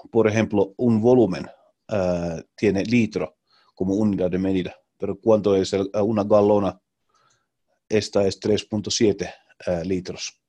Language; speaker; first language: Spanish; non-native, learner; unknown